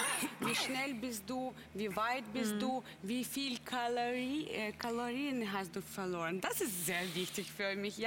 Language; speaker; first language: German; non-native, learner; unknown